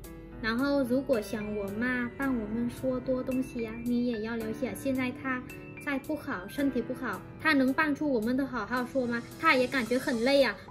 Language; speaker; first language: Chinese; non-native, fluent; Vietnamese